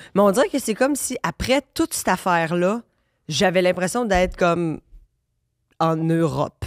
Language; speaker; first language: French; native; French